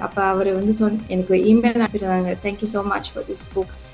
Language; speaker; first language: Tamil; native; Tamil